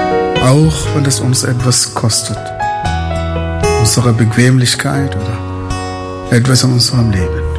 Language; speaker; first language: German; non-native, fluent; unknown